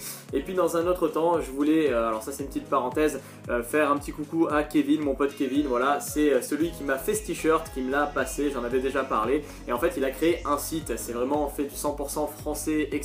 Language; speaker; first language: French; native; French